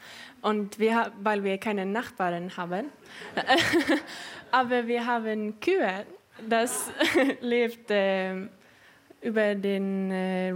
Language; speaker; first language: German; non-native, fluent; Swedish